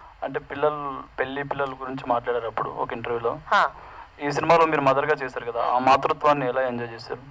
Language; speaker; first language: Telugu; native; Telugu